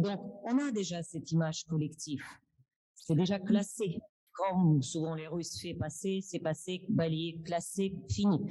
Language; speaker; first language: French; non-native, fluent; Russian